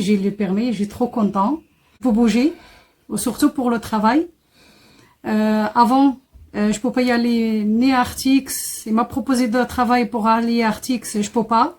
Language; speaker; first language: French; non-native, learner; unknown